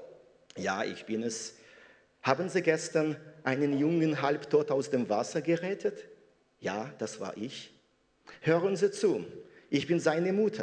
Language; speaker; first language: German; non-native, fluent; Russian